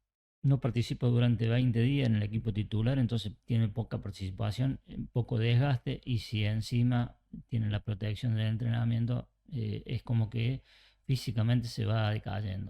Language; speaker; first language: Spanish; native; Spanish